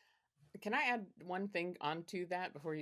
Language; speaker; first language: English; native; English